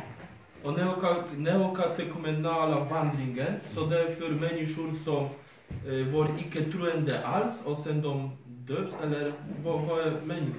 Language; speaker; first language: Swedish; non-native, fluent; Polish